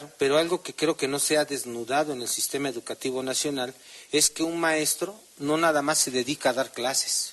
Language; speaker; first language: Spanish; native; Spanish